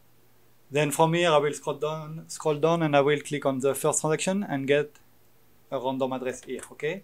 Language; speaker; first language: English; non-native, fluent; French